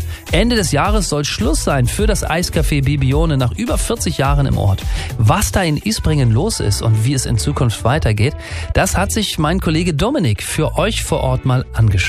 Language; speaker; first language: German; native; German